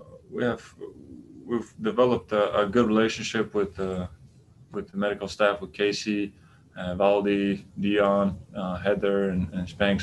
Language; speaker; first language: English; non-native, fluent; Latvian